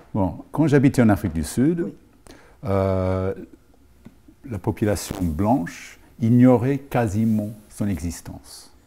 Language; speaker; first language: French; non-native, fluent; English